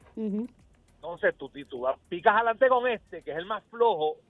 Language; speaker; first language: Spanish; early bilingual, heritage; Spanish